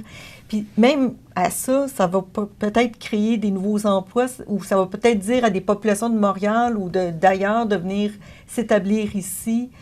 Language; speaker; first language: French; native; French